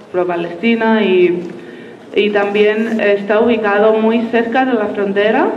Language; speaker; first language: Spanish; non-native, fluent; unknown